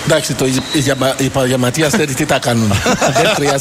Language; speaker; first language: Greek; non-native, local second language; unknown